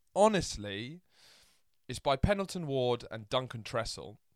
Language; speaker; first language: English; early bilingual, other home language; Italian